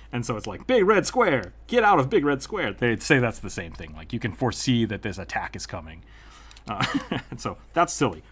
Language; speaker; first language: English; native; English